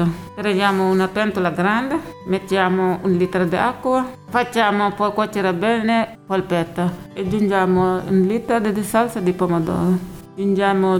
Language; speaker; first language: Italian; non-native, learner; Wolof